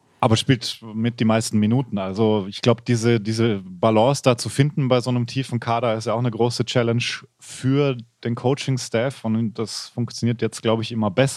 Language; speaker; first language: German; native; German